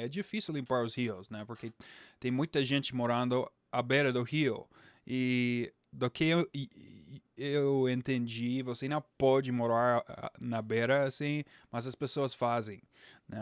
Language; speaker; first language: Portuguese; non-native, fluent; English